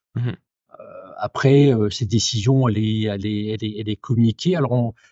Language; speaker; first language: French; native; French